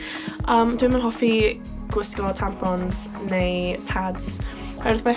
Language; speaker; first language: Welsh; non-native, local second language; English